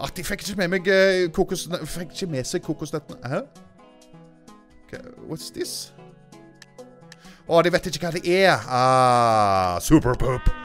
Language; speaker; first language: Norwegian; native; Norwegian